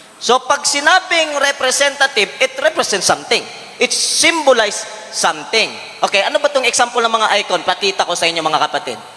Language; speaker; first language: Filipino; non-native, local second language; Cebuano